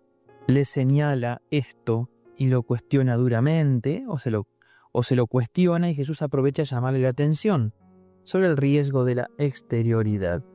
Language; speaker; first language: Spanish; native; Spanish